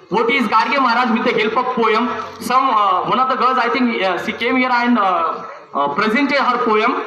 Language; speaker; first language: English; non-native, local second language; Marathi